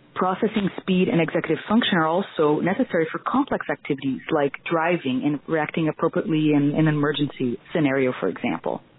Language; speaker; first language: English; non-native, fluent; Portuguese